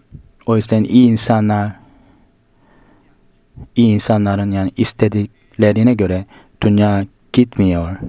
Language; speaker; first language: Turkish; non-native, fluent; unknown